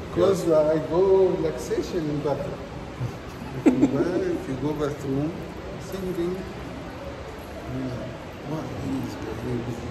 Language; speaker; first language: English; non-native, learner; Arabic